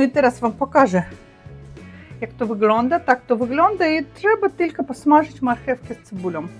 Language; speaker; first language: Polish; non-native, learner; Russian